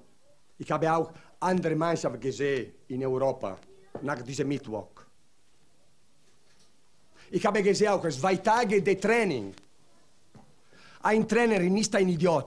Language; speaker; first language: German; non-native, learner; Italian